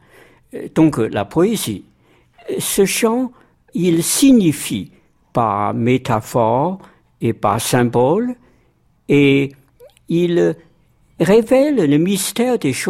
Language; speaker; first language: French; non-native, fluent; Chinese